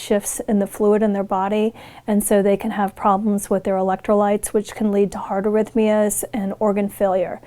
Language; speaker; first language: English; native; English